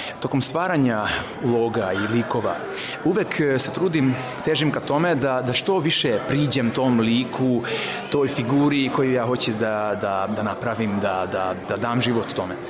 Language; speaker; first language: Serbian; non-native, local second language; Hungarian